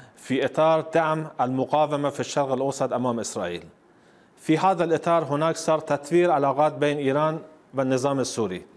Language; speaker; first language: Arabic; non-native, fluent; Persian